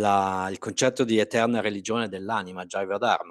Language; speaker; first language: Italian; native; Italian